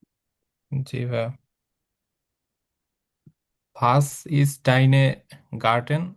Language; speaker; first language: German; non-native, learner; Bangla